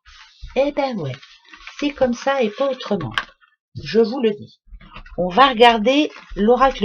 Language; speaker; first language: French; native; French